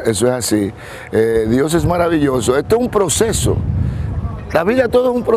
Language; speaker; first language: Spanish; native; Spanish